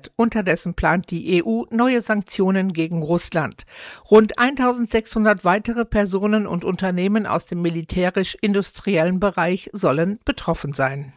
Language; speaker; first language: German; native; German